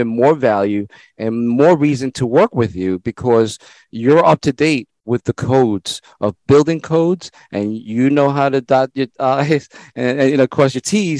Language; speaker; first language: English; non-native, fluent; Spanish